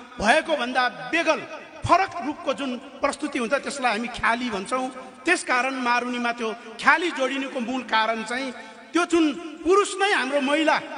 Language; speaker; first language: Nepali; non-native, local second language; Eastern Tamang